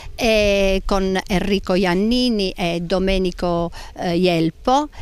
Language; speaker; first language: Italian; native; Italian